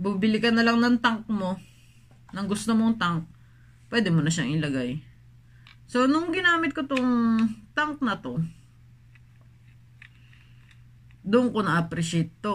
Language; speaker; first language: Filipino; native; Filipino